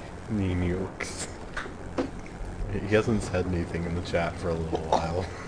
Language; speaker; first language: English; native; English